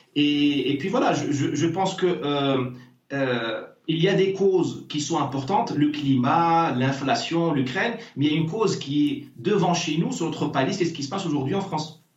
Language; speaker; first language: French; non-native, local second language; Arabic